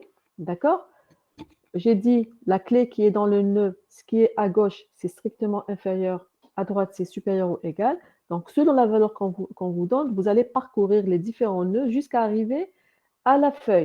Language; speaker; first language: French; non-native, local second language; Arabic